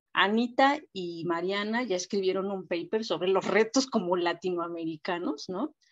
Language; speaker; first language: Spanish; native; Spanish